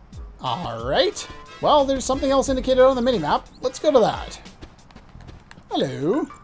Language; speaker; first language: English; native; English